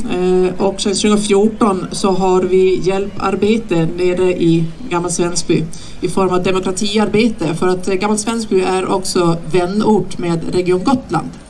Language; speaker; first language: Swedish; native; Swedish